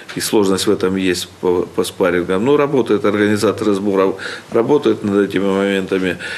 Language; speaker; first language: Russian; native; Russian